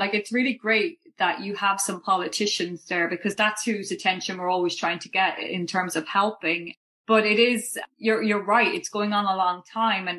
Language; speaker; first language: English; native; English